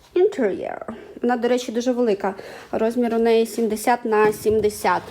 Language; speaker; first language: Ukrainian; non-native, local second language; Russian